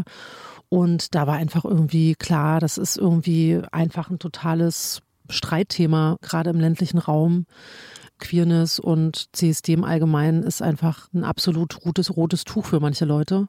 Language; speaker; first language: German; native; German